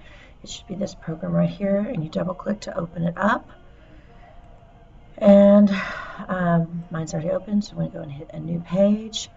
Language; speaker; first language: English; native; English